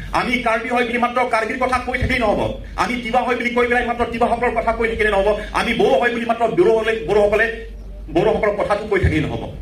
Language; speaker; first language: Assamese; non-native, local second language; Karbi